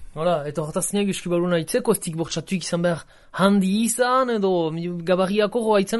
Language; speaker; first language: Basque; native; Basque